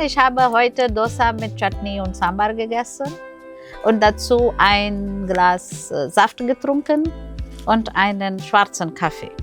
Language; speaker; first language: German; non-native, fluent; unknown